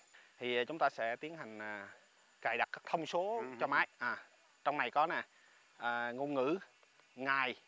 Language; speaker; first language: Vietnamese; native; Vietnamese